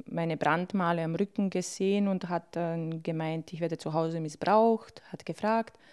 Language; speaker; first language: German; early bilingual, other home language; Bosnian